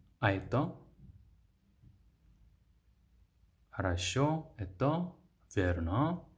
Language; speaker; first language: Russian; non-native, learner; Korean